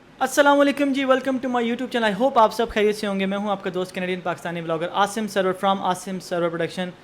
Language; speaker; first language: Urdu; native; Urdu